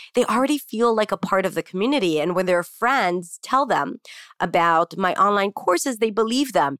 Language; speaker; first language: English; non-native, fluent; Hebrew